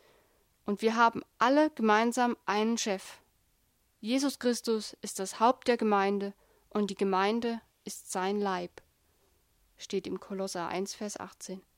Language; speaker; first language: German; native; German